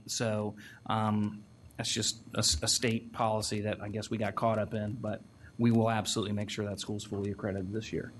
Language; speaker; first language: English; native; English